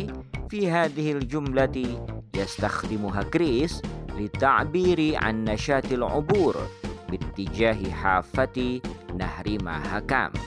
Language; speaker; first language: Arabic; non-native, fluent; Indonesian